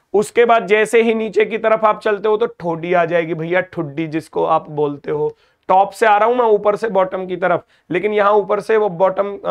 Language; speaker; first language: Hindi; native; Hindi